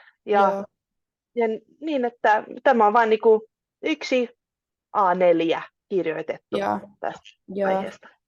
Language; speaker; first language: Finnish; non-native, local second language; Swedish